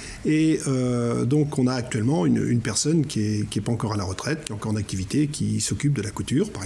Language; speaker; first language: French; native; French